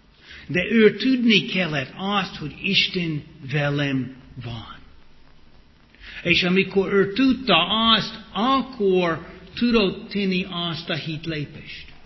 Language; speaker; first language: Hungarian; non-native, fluent; English